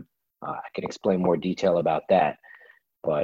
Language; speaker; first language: English; native; English